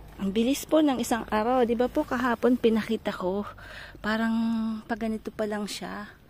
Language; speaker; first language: Filipino; non-native, local second language; Bikol